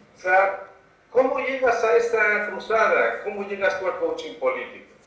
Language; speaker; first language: Spanish; native; Spanish